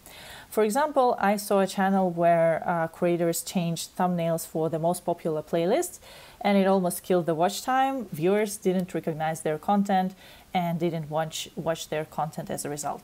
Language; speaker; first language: English; non-native, fluent; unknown